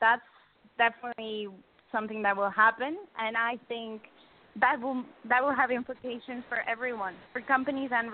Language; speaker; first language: English; non-native, fluent; Spanish